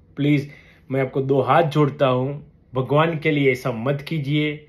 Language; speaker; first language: Hindi; non-native, local second language; Gujarati